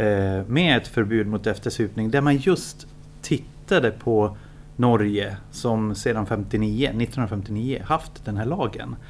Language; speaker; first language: Swedish; native; Swedish